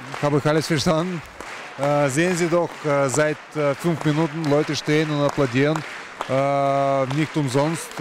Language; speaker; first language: German; non-native, learner; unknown